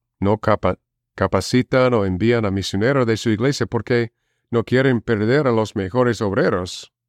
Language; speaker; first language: Spanish; non-native, fluent; English